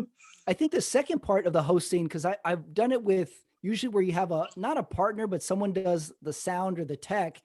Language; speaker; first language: English; native; English